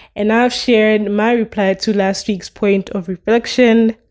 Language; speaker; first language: English; non-native, local second language; Nyanja